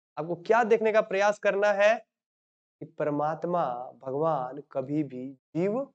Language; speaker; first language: Hindi; native; Hindi